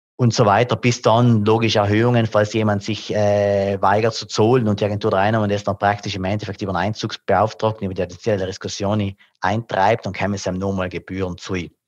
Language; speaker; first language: German; non-native, local second language; Italian